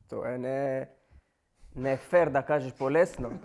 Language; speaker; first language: Macedonian; non-native, learner; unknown